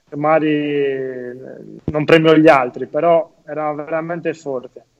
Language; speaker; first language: Italian; native; Italian